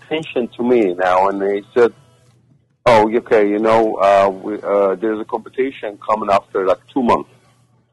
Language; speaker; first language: English; non-native, learner; Arabic